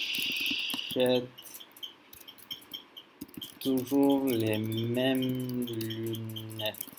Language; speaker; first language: French; non-native, learner; English